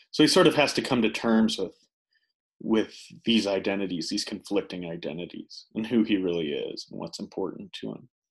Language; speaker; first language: English; native; English